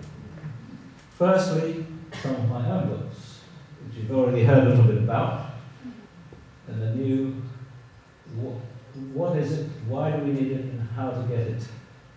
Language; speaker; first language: English; native; English